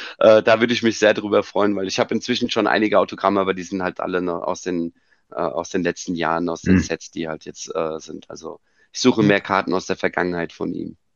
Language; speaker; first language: German; native; German